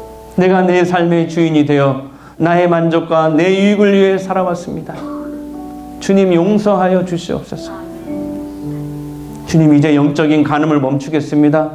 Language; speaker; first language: Korean; native; Korean